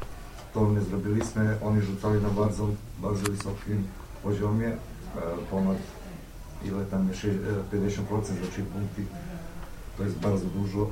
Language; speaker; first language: Polish; non-native, learner; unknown